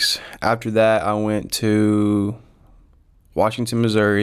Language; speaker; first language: English; native; English